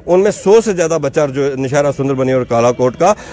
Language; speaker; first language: Hindi; native; Hindi